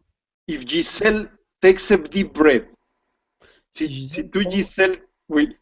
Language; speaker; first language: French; non-native, learner; Spanish